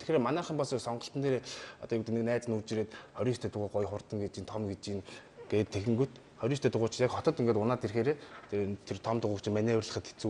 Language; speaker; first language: Mongolian; native; Mongolian